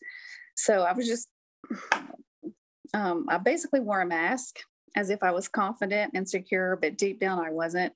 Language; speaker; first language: English; native; English